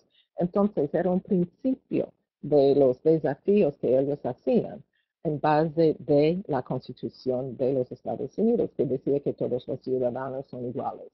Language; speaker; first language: Spanish; non-native, fluent; English